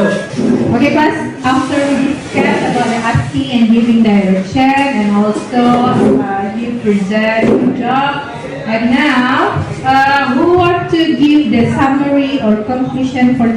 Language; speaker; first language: English; non-native, learner; Indonesian